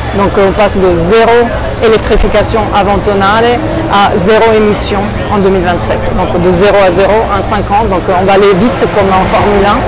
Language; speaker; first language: French; non-native, fluent; Italian